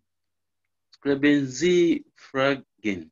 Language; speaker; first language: German; non-native, learner; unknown